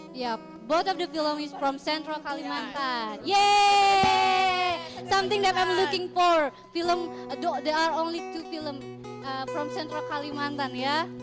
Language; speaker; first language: English; non-native, fluent; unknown